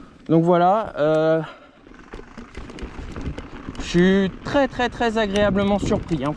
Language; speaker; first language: French; native; French